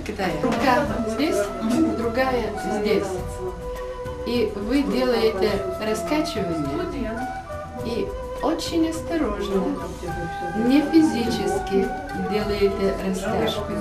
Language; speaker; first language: Russian; non-native, fluent; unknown